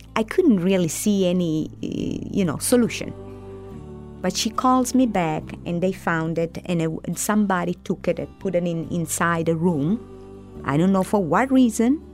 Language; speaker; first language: English; non-native, fluent; Italian